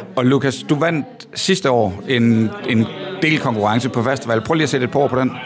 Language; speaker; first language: Danish; native; Danish